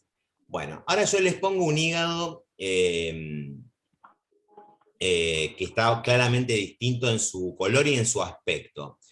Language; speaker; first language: Spanish; native; Spanish